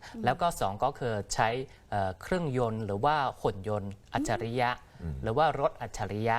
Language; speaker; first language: Thai; non-native, fluent; Chinese